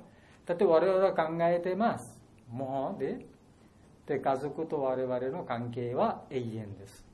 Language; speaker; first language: Japanese; non-native, learner; Bangla